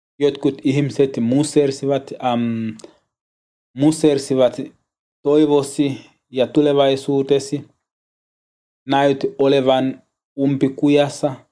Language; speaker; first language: Finnish; non-native, learner; Swahili